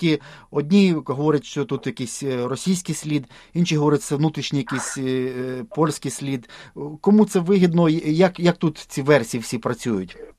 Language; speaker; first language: Ukrainian; native; Ukrainian